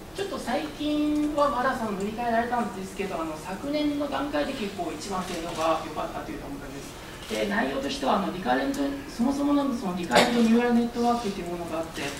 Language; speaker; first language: Japanese; early bilingual, other home language; Chinese